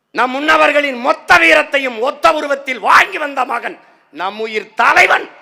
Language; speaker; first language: Tamil; native; Tamil